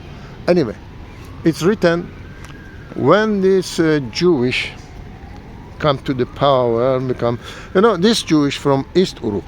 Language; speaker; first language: English; non-native, learner; Persian